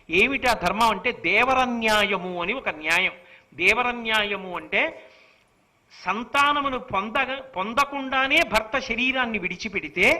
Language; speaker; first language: Telugu; native; Telugu